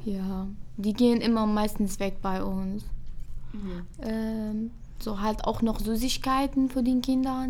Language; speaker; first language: German; non-native, fluent; Arabic